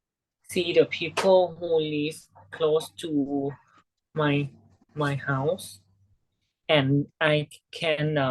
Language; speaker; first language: English; non-native, learner; Thai